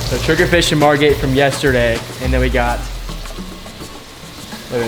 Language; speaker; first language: English; native; English